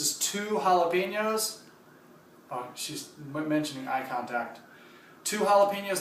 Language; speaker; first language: English; native; English